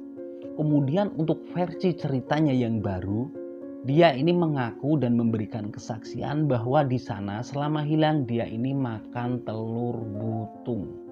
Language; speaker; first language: Indonesian; native; Indonesian